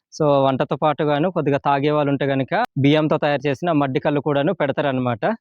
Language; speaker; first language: Telugu; non-native, local second language; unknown